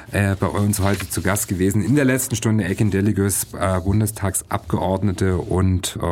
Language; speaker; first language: German; native; German